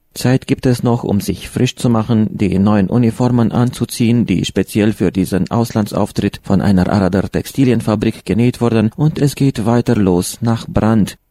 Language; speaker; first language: German; native; German